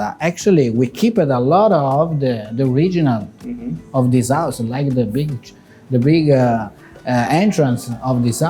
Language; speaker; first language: English; non-native, fluent; Italian